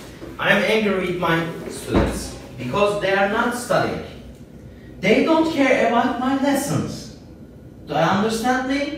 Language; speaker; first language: English; non-native, learner; Turkish